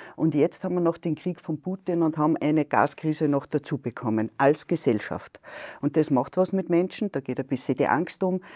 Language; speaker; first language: German; native; German